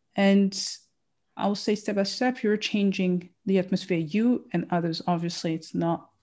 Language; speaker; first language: English; non-native, fluent; Rundi